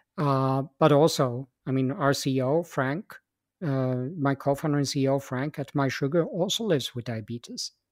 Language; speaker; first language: English; non-native, fluent; Swedish